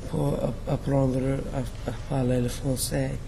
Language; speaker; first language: French; non-native, learner; English